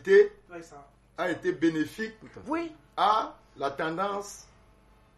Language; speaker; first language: French; non-native, local second language; Basaa